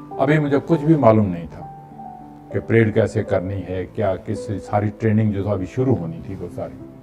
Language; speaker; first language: Urdu; non-native, local second language; Punjabi